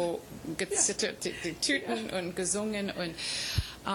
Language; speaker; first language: German; non-native, fluent; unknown